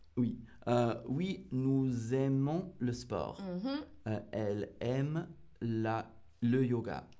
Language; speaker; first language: French; non-native, fluent; English